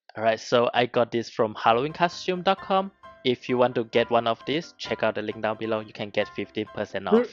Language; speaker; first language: English; non-native, local second language; Chinese